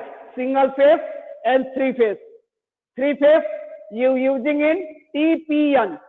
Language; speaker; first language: English; non-native, learner; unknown